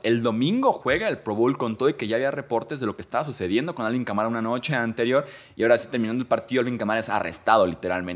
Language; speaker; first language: Spanish; native; Spanish